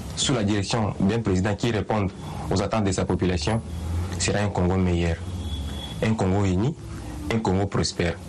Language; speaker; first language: French; non-native, local second language; Swahili